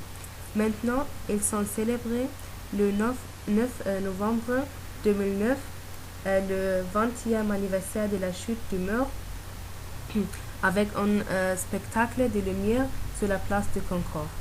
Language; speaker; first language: French; non-native, learner; German